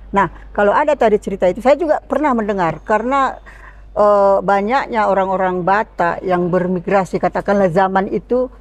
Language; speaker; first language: Indonesian; native; Indonesian